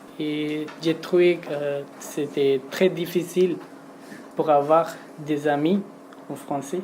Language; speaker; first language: French; non-native, learner; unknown